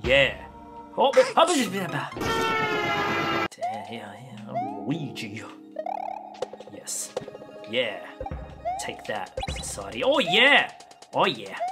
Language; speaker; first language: English; native; English